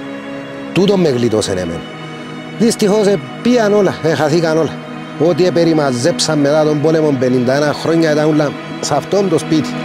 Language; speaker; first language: Greek; native; Greek